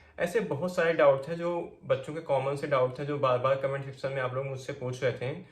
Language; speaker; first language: Hindi; native; Hindi